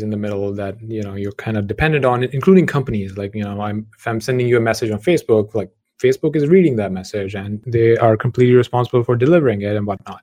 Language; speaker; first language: English; non-native, local second language; Punjabi